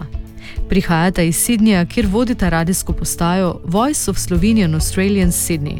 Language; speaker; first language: Slovenian; native; Slovenian